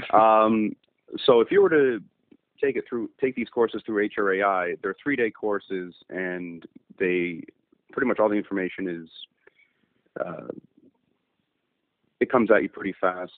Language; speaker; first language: English; native; English